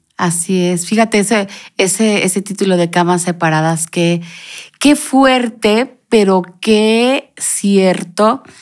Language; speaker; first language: Spanish; native; Spanish